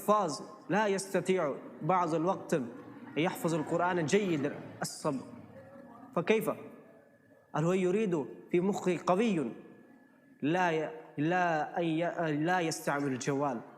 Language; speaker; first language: Arabic; non-native, learner; Urdu